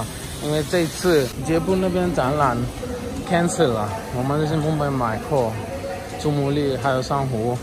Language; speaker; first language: Chinese; non-native, fluent; Hindi